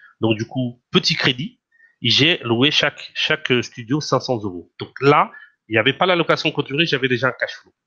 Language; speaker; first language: French; non-native, fluent; Portuguese